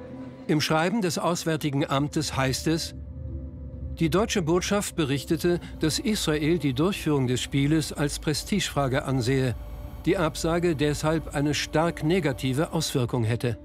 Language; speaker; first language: German; native; German